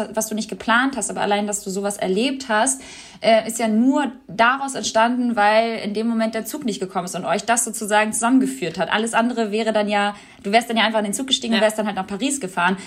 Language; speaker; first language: German; early bilingual, other home language; Albanian